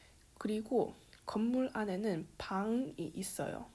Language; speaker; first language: Korean; early bilingual, heritage; Korean